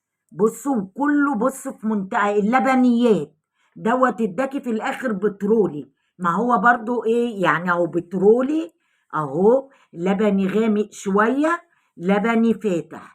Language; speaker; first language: Arabic; native; Arabic